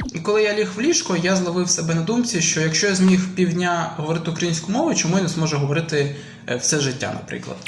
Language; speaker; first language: Ukrainian; non-native, local second language; Russian